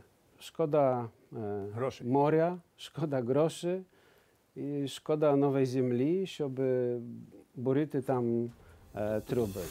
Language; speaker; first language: Ukrainian; non-native, learner; Polish